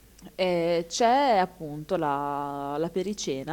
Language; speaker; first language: Italian; native; Italian